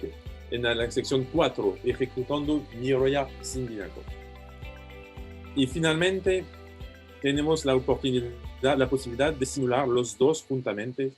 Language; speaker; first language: Spanish; non-native, fluent; French